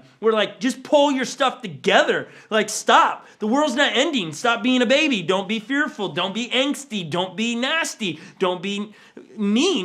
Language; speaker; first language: English; native; English